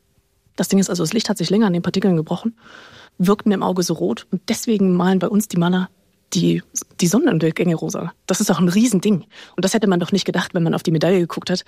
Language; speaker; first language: German; native; German